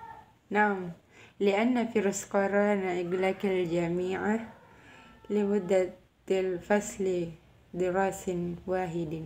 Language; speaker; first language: Arabic; non-native, learner; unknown